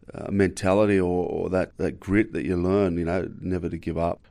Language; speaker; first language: English; native; English